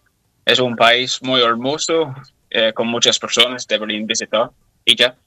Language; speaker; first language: Spanish; non-native, fluent; English